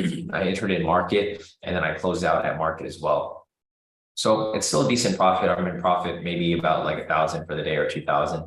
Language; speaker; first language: English; native; English